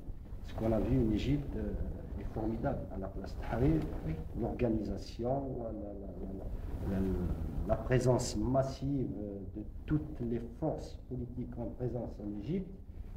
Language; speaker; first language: French; non-native, local second language; Kabyle